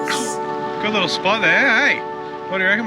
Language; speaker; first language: English; native; English